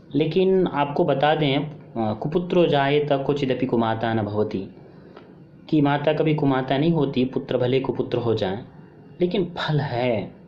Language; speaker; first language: Hindi; non-native, local second language; Bhojpuri